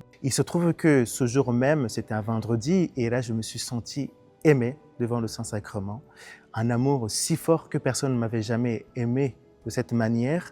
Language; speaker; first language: French; non-native, local second language; Kinyarwanda